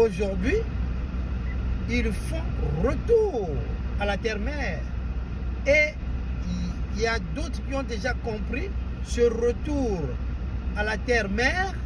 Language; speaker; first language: French; non-native, local second language; Kongo